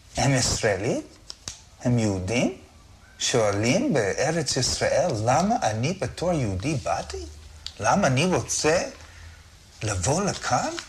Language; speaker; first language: Hebrew; non-native, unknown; English